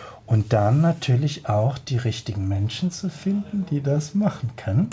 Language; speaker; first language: German; native; German